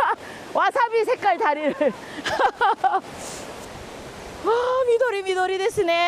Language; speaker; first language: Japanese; non-native, fluent; Korean